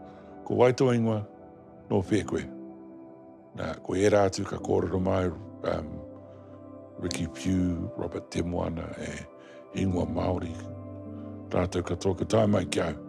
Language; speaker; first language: Māori; non-native, local second language; English